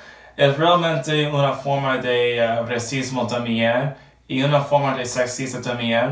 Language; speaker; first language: Spanish; non-native, learner; English